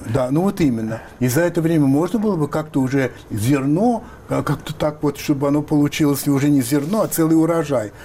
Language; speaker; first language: Russian; non-native, fluent; French